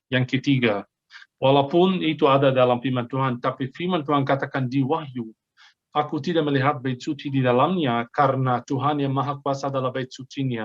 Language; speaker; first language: Indonesian; non-native, fluent; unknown